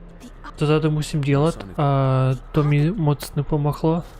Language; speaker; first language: Czech; non-native, learner; Ukrainian